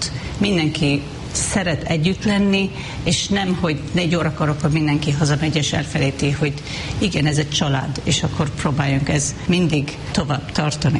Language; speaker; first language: Hungarian; non-native, fluent; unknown